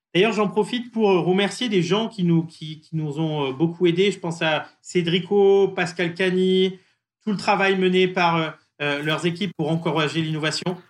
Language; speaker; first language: French; native; French